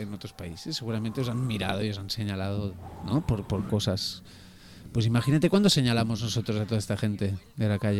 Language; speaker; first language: Spanish; native; Spanish